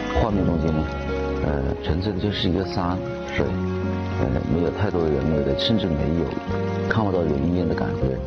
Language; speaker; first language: Chinese; native; Chinese